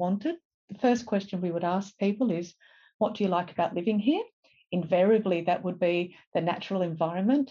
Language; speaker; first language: English; native; English